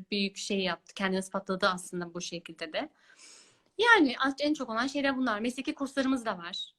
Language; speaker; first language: Turkish; early bilingual, heritage; Turkish